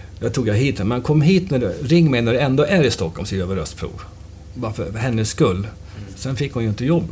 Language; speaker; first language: Swedish; native; Swedish